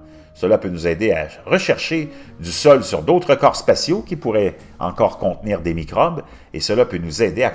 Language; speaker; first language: French; native; French